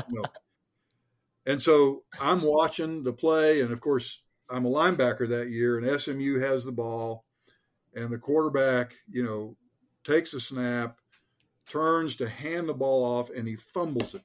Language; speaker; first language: English; native; English